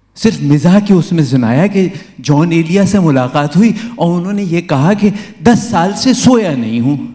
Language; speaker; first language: Urdu; native; Urdu